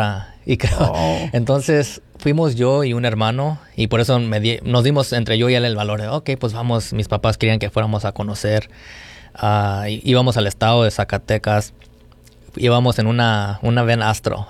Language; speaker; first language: Spanish; early bilingual, heritage; Spanish